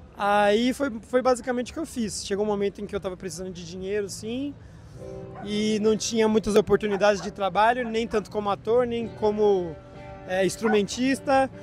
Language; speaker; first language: Portuguese; native; Portuguese